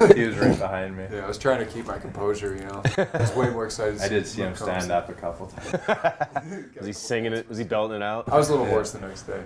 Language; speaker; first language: English; native; English